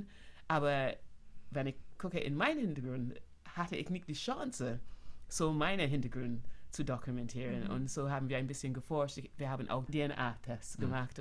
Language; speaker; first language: German; non-native, fluent; English